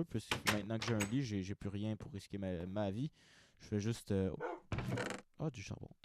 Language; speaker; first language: French; native; French